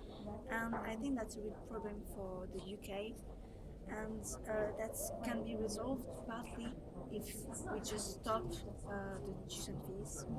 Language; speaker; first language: English; non-native, fluent; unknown